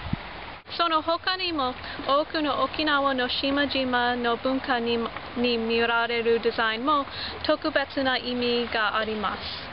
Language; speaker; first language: Japanese; non-native, learner; English